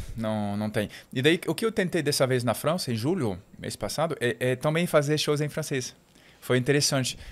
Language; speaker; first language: Portuguese; non-native, fluent; French